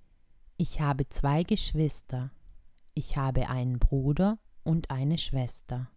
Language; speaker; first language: German; non-native, fluent; Croatian